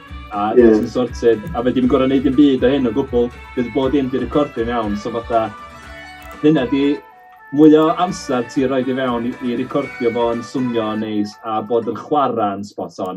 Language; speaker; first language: Welsh; native; Welsh